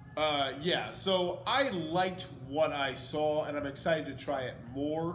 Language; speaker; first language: English; native; English